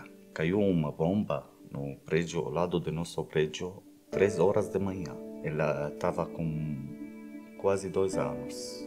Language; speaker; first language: Portuguese; non-native, learner; Arabic